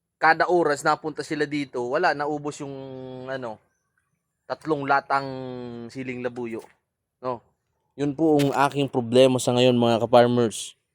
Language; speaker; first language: Filipino; non-native, local second language; Bikol